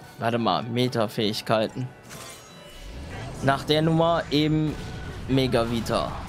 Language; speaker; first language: German; native; German